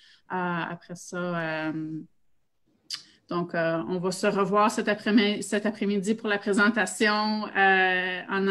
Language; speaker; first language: French; native; French